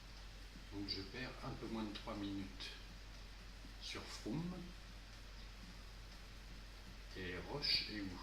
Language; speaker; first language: French; native; French